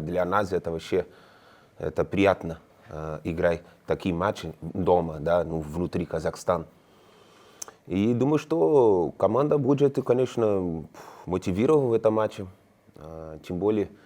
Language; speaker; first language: Russian; non-native, learner; Spanish